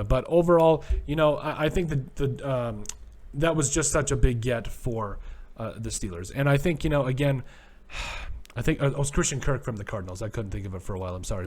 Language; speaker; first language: English; native; English